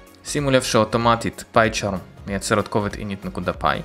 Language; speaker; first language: Hebrew; native; Hebrew